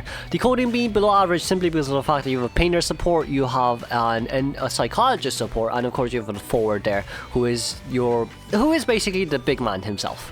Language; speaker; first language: English; non-native, fluent; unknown